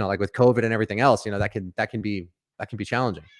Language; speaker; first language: English; native; English